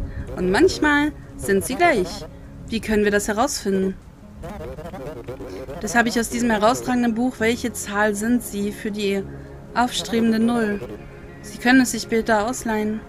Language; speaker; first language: German; native; German